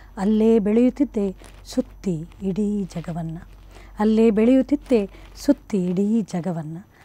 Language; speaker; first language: Kannada; non-native, local second language; Konkani